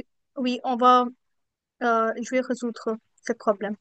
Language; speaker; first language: French; non-native, fluent; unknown